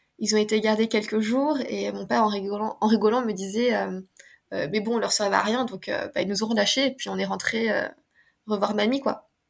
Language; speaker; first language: French; early bilingual, other home language; Khmer